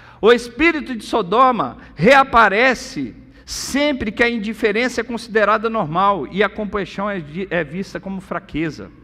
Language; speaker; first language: Portuguese; native; Portuguese